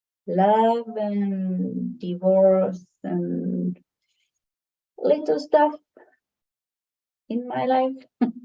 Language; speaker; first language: English; non-native, fluent; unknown